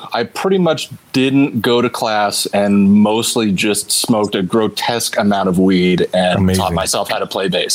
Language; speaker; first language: English; native; English